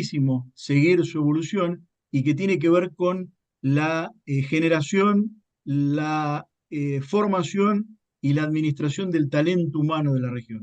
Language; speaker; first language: Spanish; native; Spanish